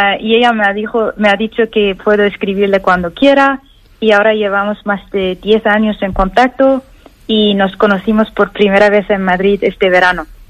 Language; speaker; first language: Spanish; non-native, fluent; Persian